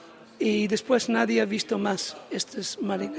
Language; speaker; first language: Spanish; non-native, learner; English